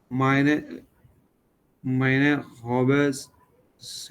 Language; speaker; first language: German; non-native, learner; Urdu